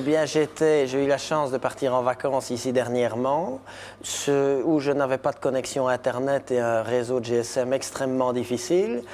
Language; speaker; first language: French; native; French